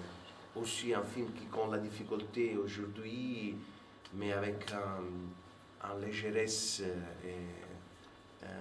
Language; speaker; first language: French; non-native, fluent; Italian